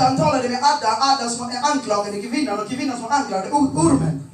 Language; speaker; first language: Swedish; non-native, fluent; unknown